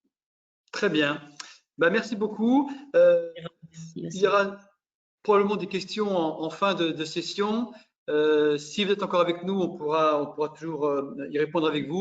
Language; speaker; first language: French; native; French